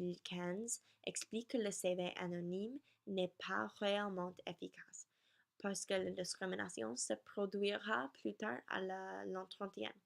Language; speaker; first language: French; non-native, learner; English